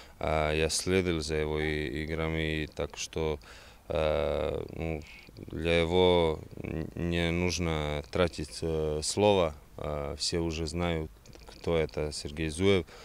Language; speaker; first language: Russian; non-native, fluent; Serbian